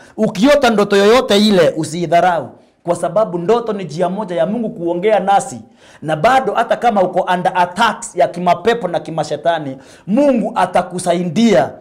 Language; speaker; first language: Swahili; non-native, local second language; Meru